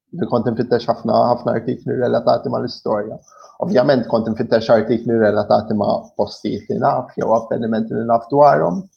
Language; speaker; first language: Maltese; early bilingual, heritage; Maltese